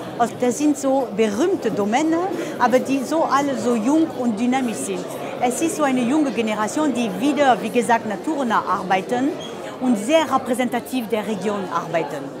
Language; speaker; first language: German; non-native, fluent; French